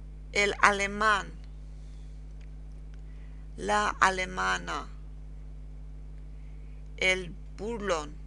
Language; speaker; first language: Spanish; non-native, learner; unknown